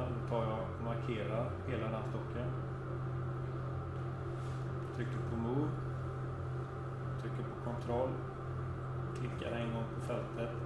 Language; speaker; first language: Swedish; native; Swedish